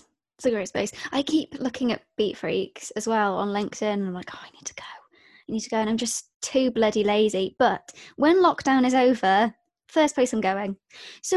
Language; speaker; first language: English; native; English